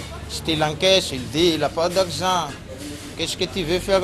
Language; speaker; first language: French; non-native, local second language; Malagasy